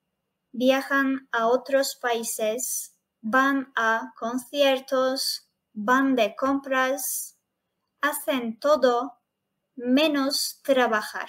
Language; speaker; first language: Spanish; non-native, fluent; Turkish